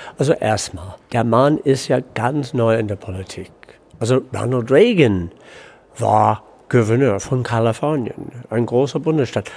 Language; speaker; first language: German; non-native, fluent; English